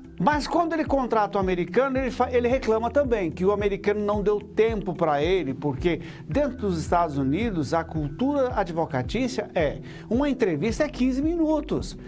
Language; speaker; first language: Portuguese; early bilingual, heritage; Portuguese